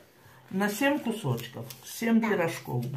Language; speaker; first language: Russian; native; Russian